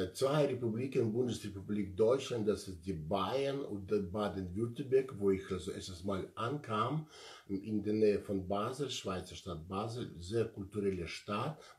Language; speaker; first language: German; non-native, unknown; Russian